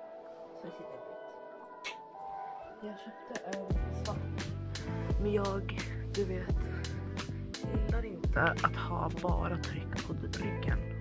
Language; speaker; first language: Swedish; early bilingual, other home language; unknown